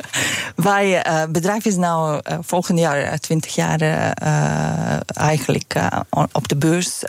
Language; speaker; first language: Dutch; non-native, fluent; Serbian